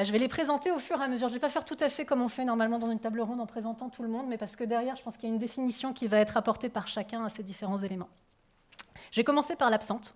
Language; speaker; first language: French; native; French